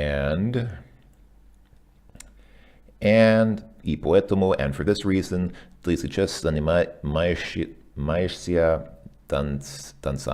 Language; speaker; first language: Russian; non-native, fluent; English